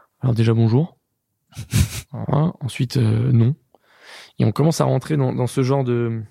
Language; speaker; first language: French; native; French